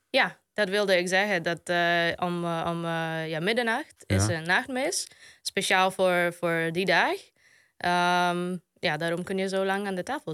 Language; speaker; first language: Dutch; non-native, fluent; Polish